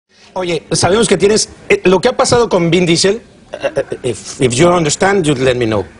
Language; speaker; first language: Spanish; native; Spanish